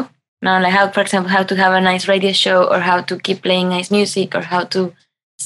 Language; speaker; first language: English; non-native, fluent; Spanish